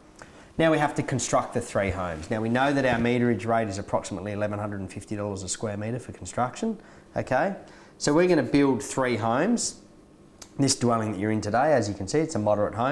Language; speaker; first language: English; native; English